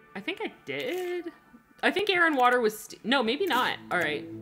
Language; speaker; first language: English; native; English